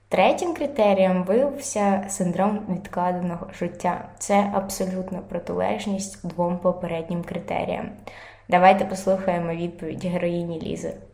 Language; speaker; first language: Ukrainian; non-native, local second language; Russian